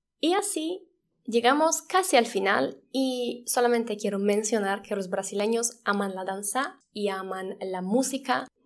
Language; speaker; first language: Spanish; non-native, fluent; Polish